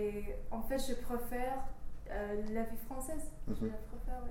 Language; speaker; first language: French; non-native, learner; English